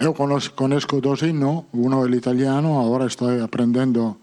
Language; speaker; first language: Portuguese; non-native, fluent; Italian